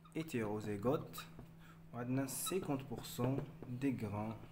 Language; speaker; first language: French; non-native, local second language; Arabic